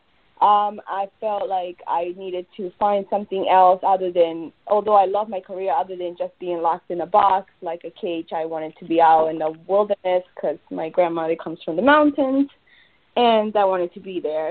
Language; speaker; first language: English; early bilingual, other home language; Spanish